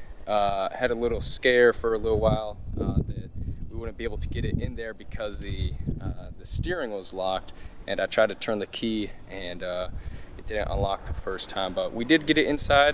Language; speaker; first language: English; native; English